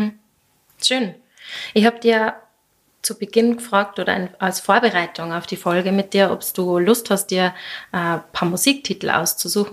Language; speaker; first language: German; native; German